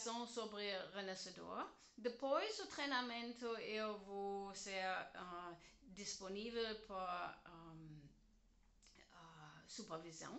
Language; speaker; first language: Portuguese; non-native, learner; German